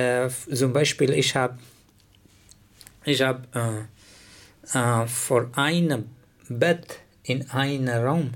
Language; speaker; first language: German; non-native, learner; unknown